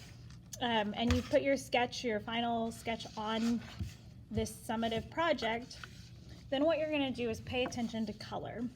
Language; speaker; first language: English; native; English